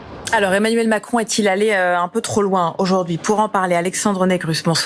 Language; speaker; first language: French; native; French